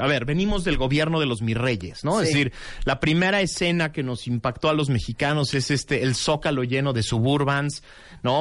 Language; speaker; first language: Spanish; native; Spanish